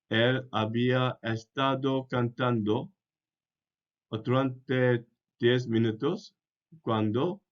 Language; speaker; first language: Spanish; non-native, fluent; English